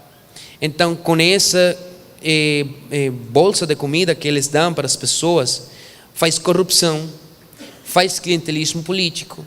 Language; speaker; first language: Portuguese; non-native, fluent; Spanish